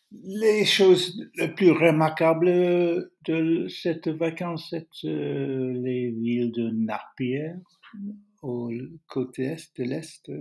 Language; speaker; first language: French; non-native, learner; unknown